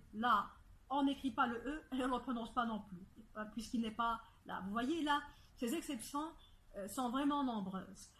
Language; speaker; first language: French; non-native, fluent; Arabic